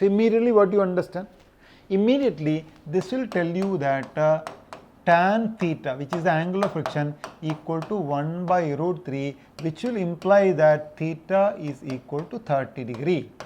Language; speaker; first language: English; non-native, local second language; Malayalam